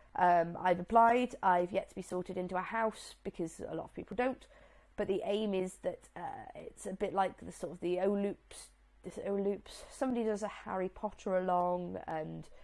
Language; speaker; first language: English; native; English